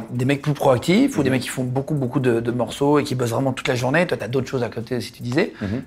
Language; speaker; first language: French; native; French